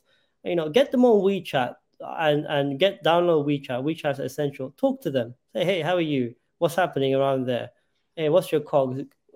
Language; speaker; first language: English; native; English